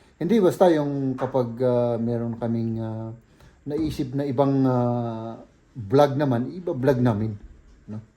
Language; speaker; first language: Filipino; native; Filipino